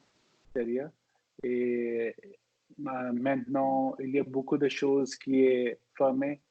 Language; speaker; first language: French; non-native, learner; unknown